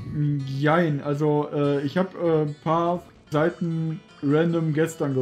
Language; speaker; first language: German; native; German